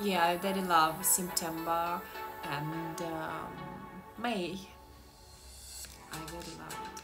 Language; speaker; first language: English; non-native, learner; Russian